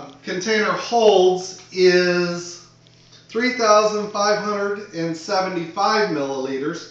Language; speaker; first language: English; native; English